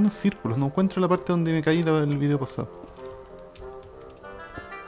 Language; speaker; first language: Spanish; native; Spanish